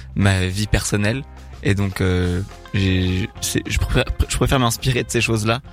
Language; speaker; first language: French; native; French